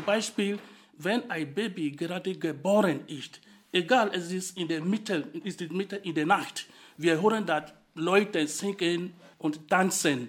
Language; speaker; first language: German; non-native, fluent; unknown